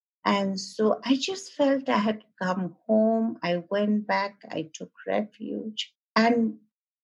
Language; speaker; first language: English; non-native, local second language; Nepali